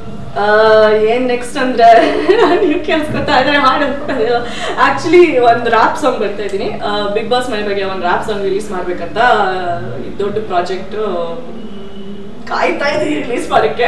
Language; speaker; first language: Kannada; non-native, fluent; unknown